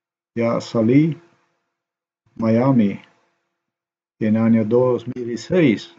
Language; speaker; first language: Spanish; non-native, learner; Slovenian